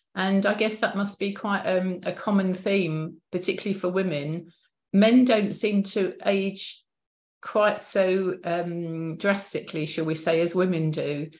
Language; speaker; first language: English; native; English